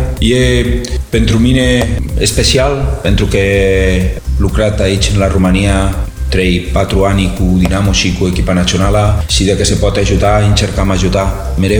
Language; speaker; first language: Romanian; non-native, learner; Spanish